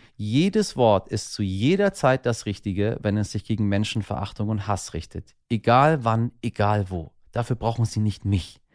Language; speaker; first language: German; early bilingual, other home language; Persian